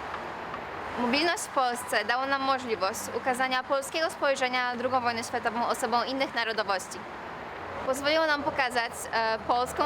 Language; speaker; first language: Polish; native; Polish